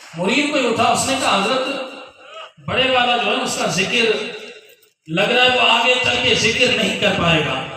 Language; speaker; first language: Urdu; non-native, local second language; Sindhi